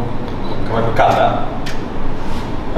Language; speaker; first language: Italian; native; Italian